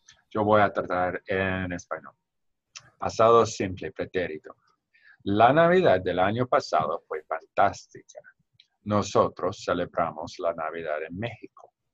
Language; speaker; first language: Spanish; non-native, learner; English